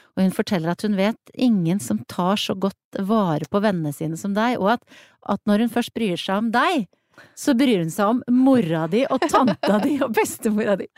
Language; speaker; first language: Norwegian; native; Norwegian